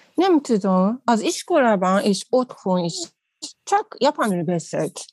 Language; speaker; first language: Hungarian; non-native, learner; Japanese